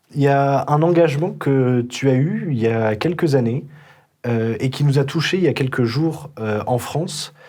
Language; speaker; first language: French; native; French